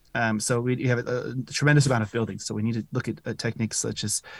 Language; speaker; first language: English; native; English